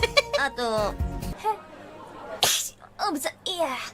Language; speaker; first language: Japanese; native; Japanese